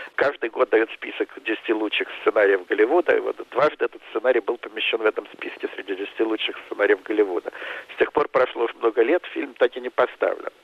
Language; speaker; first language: Russian; native; Russian